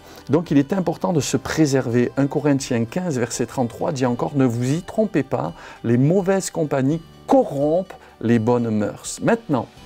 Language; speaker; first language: French; native; French